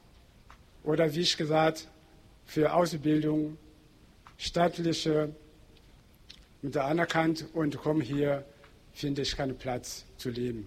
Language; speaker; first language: German; non-native, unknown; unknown